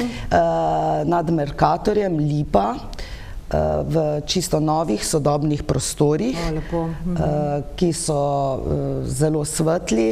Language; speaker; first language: Slovenian; native; Slovenian